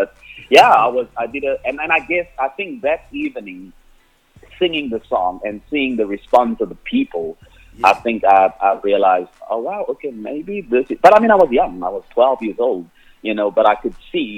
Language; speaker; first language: English; non-native, local second language; Afrikaans